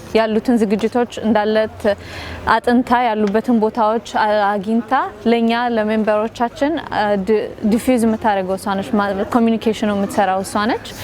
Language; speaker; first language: Amharic; early bilingual, heritage; Amharic